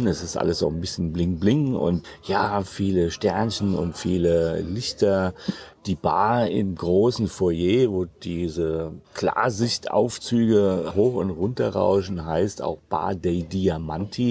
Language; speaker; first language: German; native; German